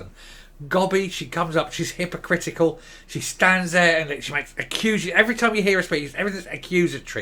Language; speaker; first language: English; native; English